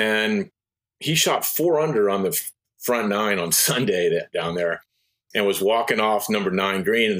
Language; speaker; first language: English; native; English